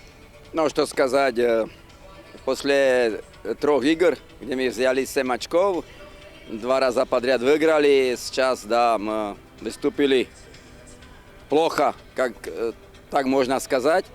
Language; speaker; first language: Russian; non-native, fluent; Slovak